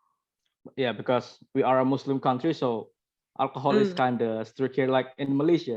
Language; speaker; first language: English; non-native, learner; Indonesian